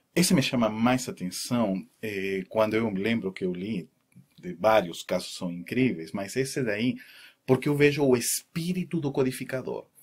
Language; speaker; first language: Portuguese; non-native, fluent; Spanish